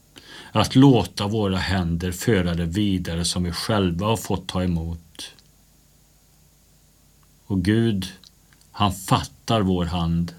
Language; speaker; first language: Swedish; native; Swedish